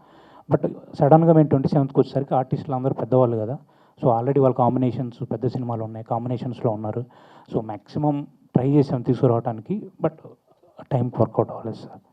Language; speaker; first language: Telugu; native; Telugu